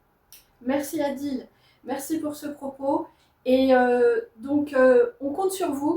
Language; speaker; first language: French; native; French